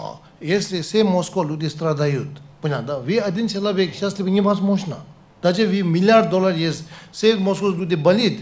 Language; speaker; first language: Russian; non-native, learner; Tibetan